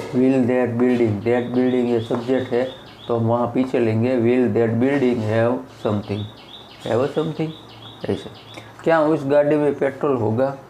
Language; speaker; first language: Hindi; non-native, local second language; Gujarati